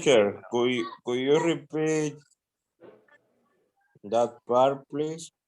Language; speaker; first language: English; non-native, learner; Spanish